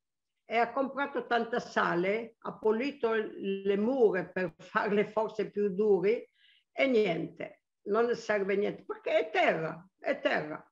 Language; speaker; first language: Italian; non-native, local second language; Arabic